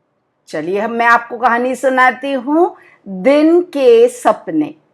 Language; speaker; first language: Hindi; native; Hindi